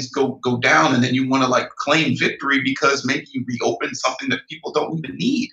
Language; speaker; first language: English; native; English